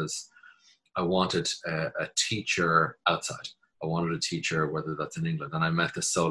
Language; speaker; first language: English; native; English